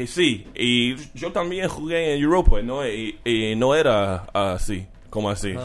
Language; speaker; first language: Spanish; non-native, learner; English